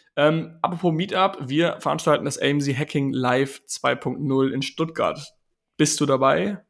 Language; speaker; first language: German; native; German